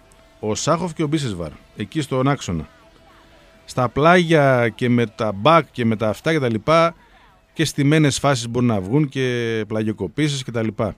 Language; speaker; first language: Greek; native; Greek